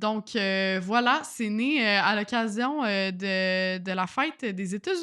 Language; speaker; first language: French; native; French